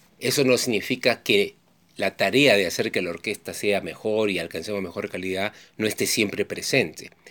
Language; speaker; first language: Spanish; native; Spanish